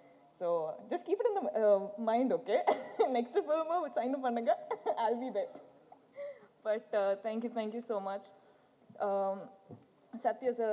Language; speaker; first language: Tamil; non-native, learner; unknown